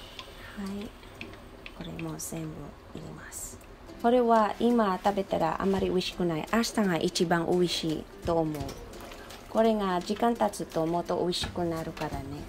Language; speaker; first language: Japanese; non-native, fluent; Filipino